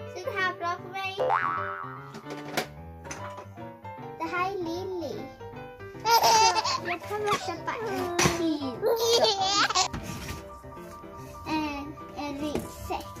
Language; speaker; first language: Swedish; early bilingual, other home language; Hungarian